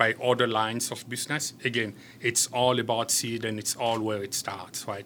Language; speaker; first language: English; non-native, local second language; French